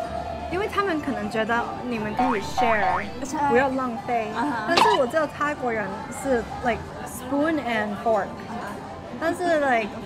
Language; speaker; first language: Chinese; early bilingual, heritage; Cantonese